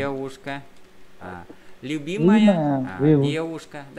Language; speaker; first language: Russian; non-native, fluent; Vietnamese